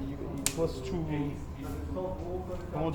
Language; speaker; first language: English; non-native, learner; French